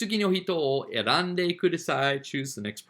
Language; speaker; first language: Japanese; non-native, fluent; English